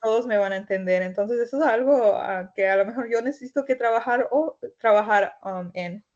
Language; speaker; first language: Spanish; early bilingual, heritage; Spanish